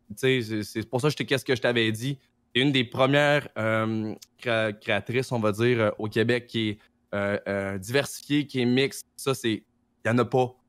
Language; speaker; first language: French; native; French